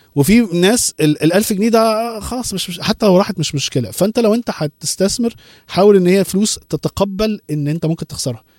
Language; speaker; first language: Arabic; early bilingual, heritage; Arabic